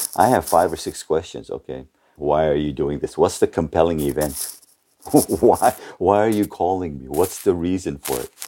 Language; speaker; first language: English; early bilingual, other home language; Japanese